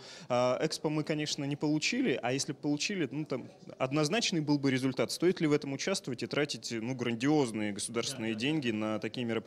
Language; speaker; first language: Russian; native; Russian